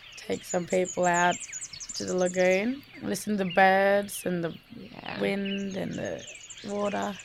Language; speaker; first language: English; non-native, local second language; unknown